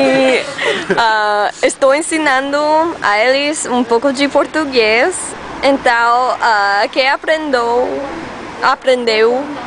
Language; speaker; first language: Portuguese; non-native, learner; English